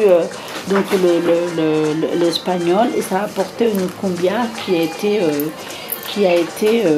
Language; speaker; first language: French; non-native, fluent; Spanish